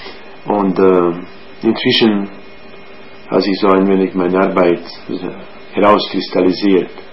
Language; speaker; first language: German; non-native, fluent; Croatian